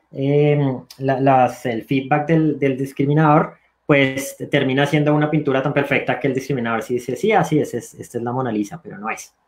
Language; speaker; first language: Spanish; native; Spanish